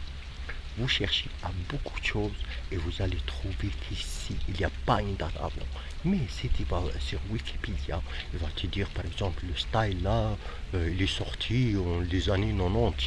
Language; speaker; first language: French; non-native, fluent; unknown